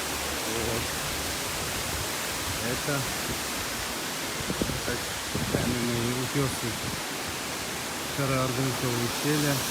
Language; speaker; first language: Russian; non-native, local second language; Chechen